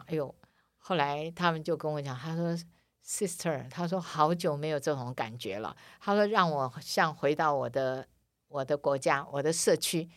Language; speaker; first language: Chinese; native; Chinese